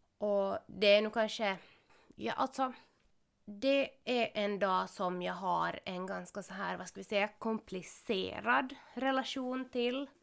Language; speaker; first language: Swedish; native; Swedish